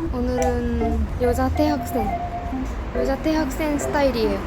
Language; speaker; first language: Korean; non-native, learner; Japanese